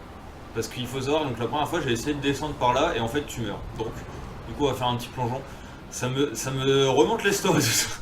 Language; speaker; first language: French; native; French